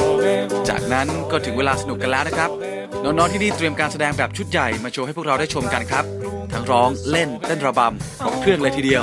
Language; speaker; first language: Thai; native; Thai